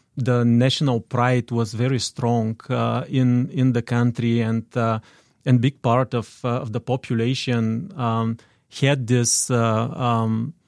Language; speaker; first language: English; non-native, fluent; Bulgarian